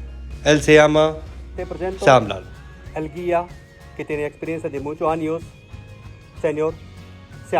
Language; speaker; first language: Spanish; non-native, learner; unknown